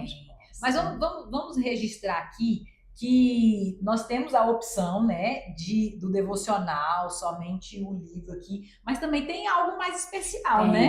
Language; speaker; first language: Portuguese; native; Portuguese